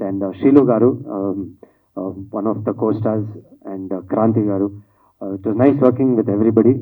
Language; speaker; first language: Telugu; non-native, learner; Kannada